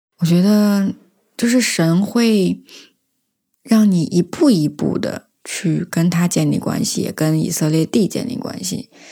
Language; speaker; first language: Chinese; native; Chinese